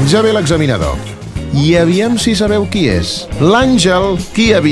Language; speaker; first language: Catalan; native; Catalan